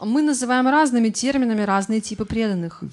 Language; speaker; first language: Russian; native; Russian